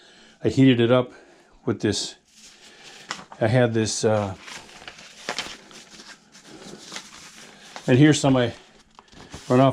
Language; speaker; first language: English; native; English